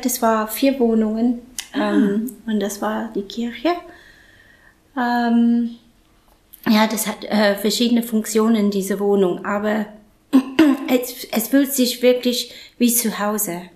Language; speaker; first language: German; non-native, fluent; English